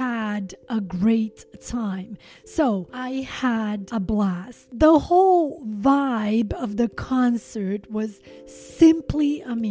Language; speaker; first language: English; non-native, fluent; Albanian